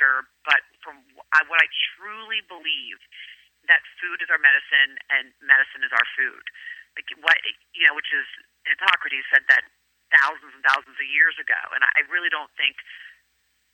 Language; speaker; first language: English; native; English